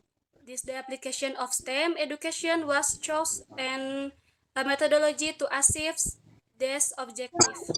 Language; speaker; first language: English; non-native, learner; Indonesian